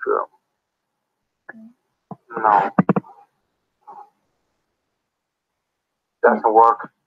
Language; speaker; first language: English; non-native, learner; Spanish